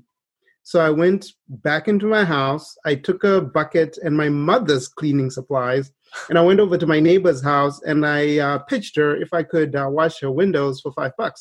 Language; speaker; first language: English; non-native, local second language; Shona